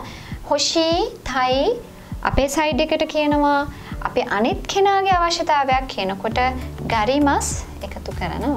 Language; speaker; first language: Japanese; non-native, fluent; Sinhala